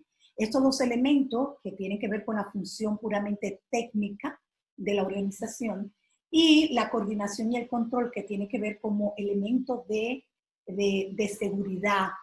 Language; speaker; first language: Spanish; native; Spanish